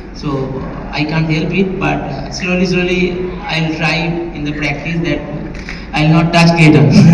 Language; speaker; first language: English; non-native, local second language; Bangla